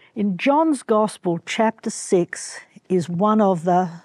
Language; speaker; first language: English; native; English